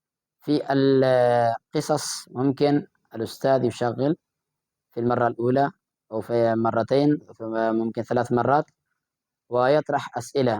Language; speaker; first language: Arabic; non-native, fluent; Urdu